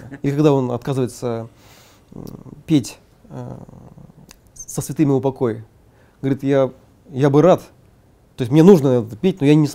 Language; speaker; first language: Russian; native; Russian